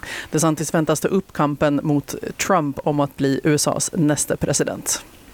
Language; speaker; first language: Swedish; native; Swedish